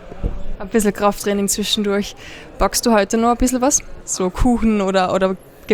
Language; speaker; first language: German; native; German